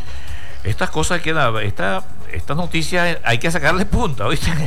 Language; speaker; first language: Spanish; native; Spanish